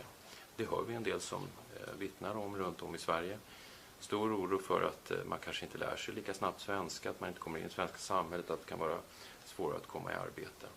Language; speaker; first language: Swedish; native; Swedish